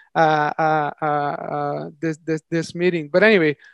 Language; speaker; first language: English; non-native, fluent; Serbian